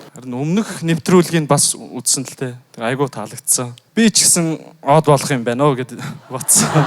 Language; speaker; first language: Mongolian; non-native, local second language; Kazakh